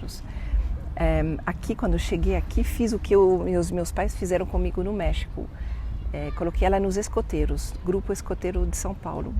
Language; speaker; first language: Portuguese; non-native, fluent; French